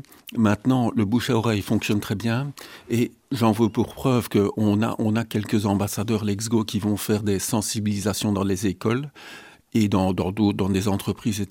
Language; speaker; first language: French; native; French